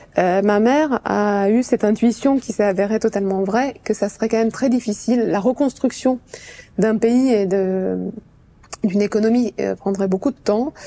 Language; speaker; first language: French; early bilingual, other home language; Romanian